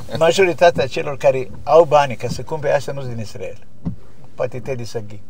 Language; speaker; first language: Romanian; native; Romanian